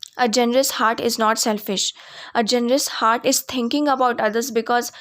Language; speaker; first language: English; non-native, local second language; Marathi